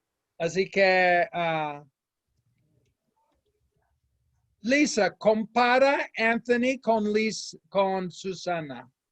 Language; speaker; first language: Spanish; non-native, fluent; English